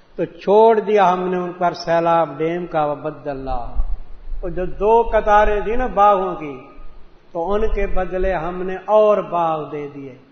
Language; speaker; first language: Urdu; non-native, local second language; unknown